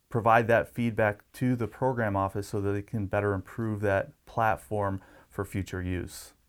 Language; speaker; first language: English; native; English